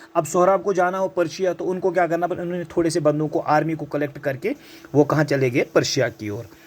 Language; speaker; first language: Hindi; native; Hindi